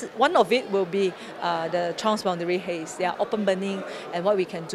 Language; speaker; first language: English; non-native, local second language; Chinese